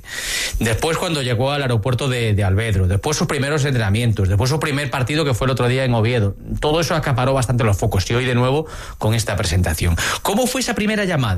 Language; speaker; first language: Spanish; native; Spanish